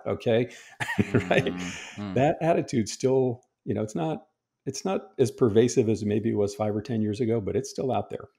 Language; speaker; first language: English; native; English